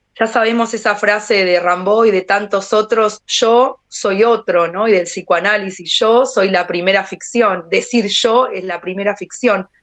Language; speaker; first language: Spanish; native; Spanish